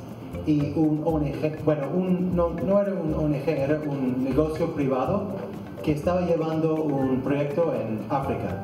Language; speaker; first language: Spanish; non-native, fluent; English